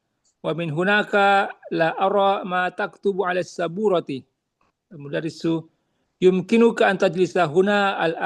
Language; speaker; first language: Arabic; non-native, learner; Indonesian